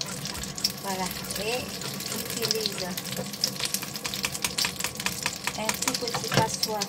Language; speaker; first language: French; non-native, fluent; Vietnamese